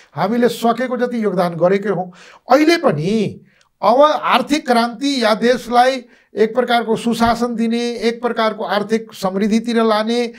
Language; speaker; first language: Nepali; non-native, local second language; Maithili